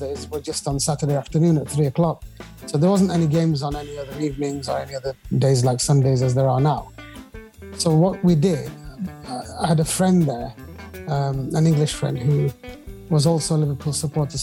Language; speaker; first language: English; native; English